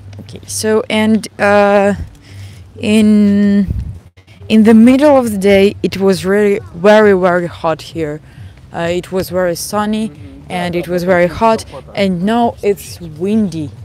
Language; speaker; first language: English; non-native, fluent; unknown